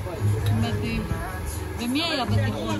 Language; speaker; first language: Hebrew; native; Hebrew